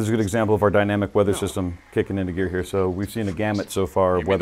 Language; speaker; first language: English; native; English